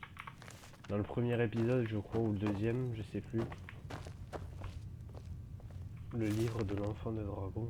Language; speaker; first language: French; native; French